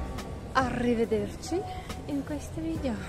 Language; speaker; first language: Italian; non-native, learner; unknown